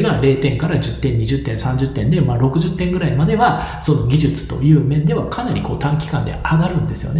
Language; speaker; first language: Japanese; native; Japanese